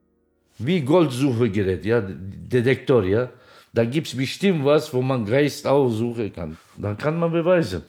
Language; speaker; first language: German; non-native, fluent; Turkish